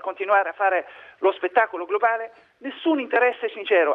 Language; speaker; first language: Italian; non-native, fluent; Arabic